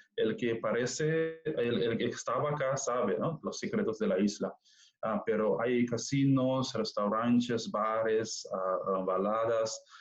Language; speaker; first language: Spanish; non-native, fluent; Papiamento